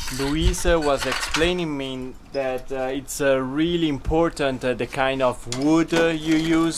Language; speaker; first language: English; non-native, learner; Italian